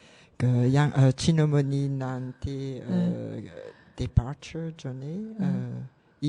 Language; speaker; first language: Korean; non-native, learner; French